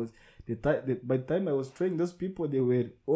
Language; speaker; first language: English; non-native, local second language; Kinyarwanda